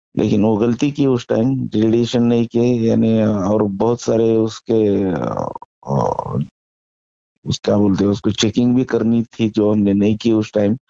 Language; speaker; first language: Hindi; non-native, local second language; Marathi